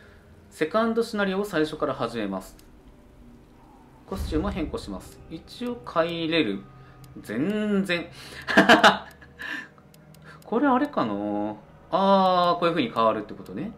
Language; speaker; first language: Japanese; native; Japanese